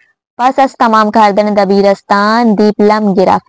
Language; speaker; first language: Persian; non-native, fluent; Urdu